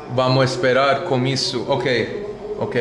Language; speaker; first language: Portuguese; non-native, fluent; English